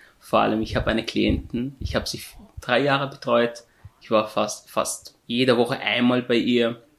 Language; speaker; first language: German; non-native, fluent; Arabic